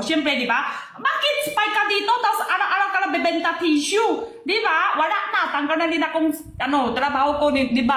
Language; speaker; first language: Filipino; non-native, learner; Chinese